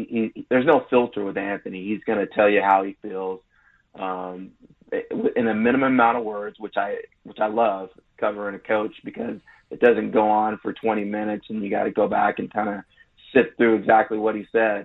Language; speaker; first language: English; native; English